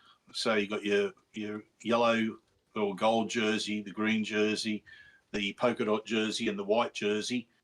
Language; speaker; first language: English; native; English